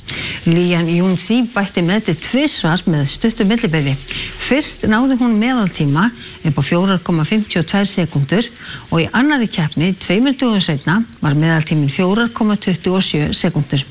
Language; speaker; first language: Icelandic; native; Icelandic